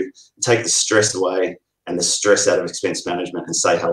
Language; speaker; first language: English; native; English